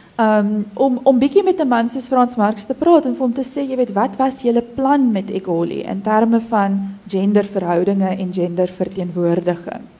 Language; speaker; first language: Afrikaans; native; Afrikaans